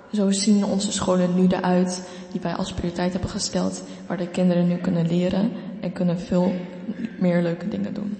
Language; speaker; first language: Dutch; non-native, fluent; Ukrainian